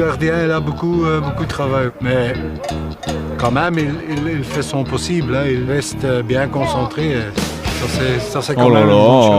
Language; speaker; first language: French; non-native, local second language; Dutch